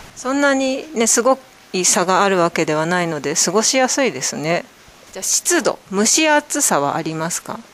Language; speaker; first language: Japanese; native; Japanese